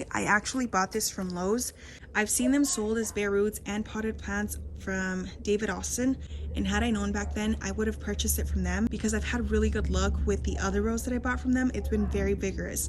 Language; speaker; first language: English; native; English